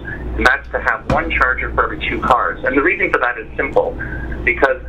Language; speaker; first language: English; native; English